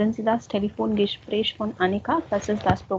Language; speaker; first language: German; non-native, fluent; Hindi